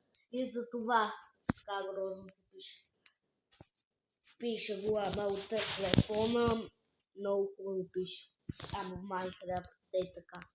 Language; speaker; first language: Bulgarian; native; Bulgarian